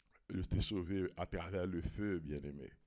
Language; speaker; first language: French; non-native, local second language; Haitian Creole